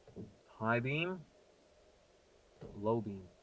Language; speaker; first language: English; non-native, fluent; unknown